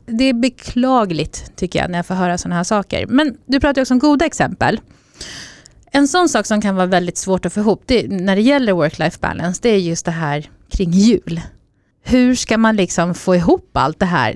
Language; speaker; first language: Swedish; native; Swedish